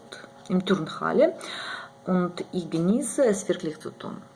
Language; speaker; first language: German; non-native, learner; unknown